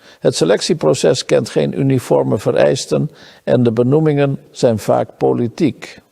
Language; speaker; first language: Dutch; native; Dutch